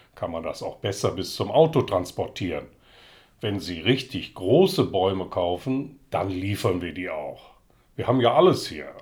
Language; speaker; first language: German; early bilingual, other home language; Dutch